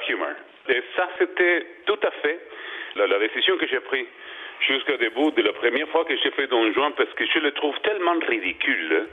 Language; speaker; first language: French; non-native, learner; Spanish